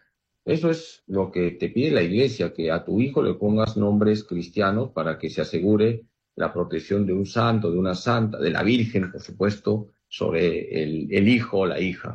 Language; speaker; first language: Spanish; native; Spanish